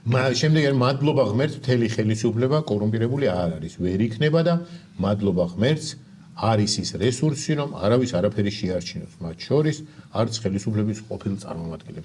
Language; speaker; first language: Georgian; native; Georgian